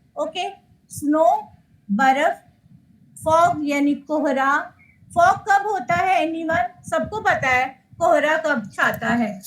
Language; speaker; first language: Hindi; native; Hindi